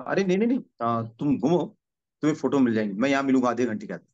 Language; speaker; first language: Hindi; non-native, local second language; Marathi